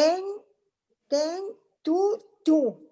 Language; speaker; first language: English; non-native, learner; Spanish